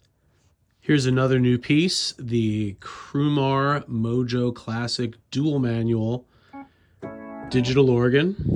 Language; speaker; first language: English; native; English